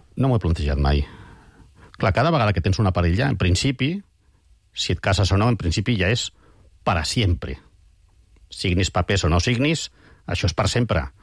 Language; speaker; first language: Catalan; non-native, local second language; Spanish